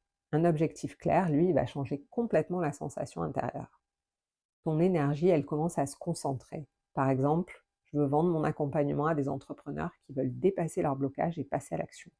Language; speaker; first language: French; native; French